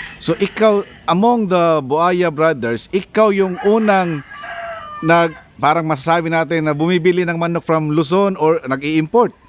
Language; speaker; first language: Filipino; non-native, local second language; Cebuano